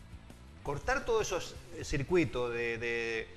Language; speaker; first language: Spanish; native; Spanish